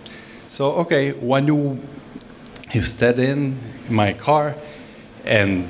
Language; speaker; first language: English; non-native, fluent; Spanish